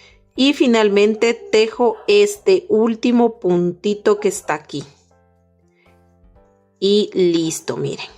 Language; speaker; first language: Spanish; native; Spanish